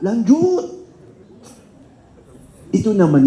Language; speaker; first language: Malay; non-native, fluent; Arabic